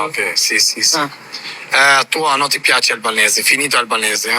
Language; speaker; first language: Italian; non-native, learner; Albanian